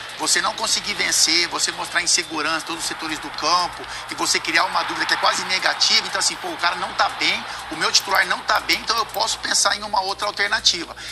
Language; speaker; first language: Portuguese; native; Portuguese